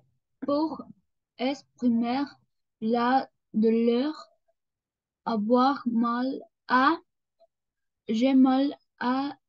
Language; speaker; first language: French; non-native, learner; Spanish